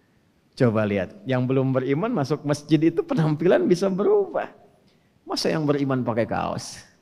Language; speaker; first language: Indonesian; native; Indonesian